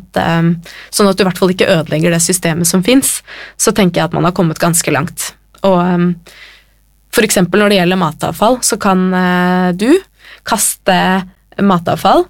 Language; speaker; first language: Norwegian; native; Norwegian